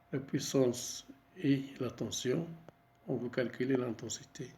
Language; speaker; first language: French; non-native, local second language; Arabic